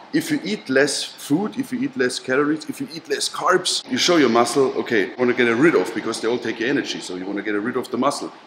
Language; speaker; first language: English; non-native, learner; German